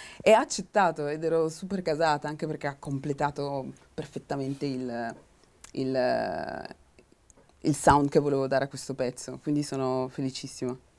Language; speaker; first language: Italian; early bilingual, other home language; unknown